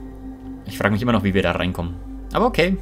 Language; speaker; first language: German; native; German